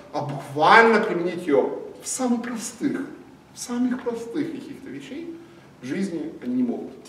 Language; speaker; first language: Russian; non-native, fluent; English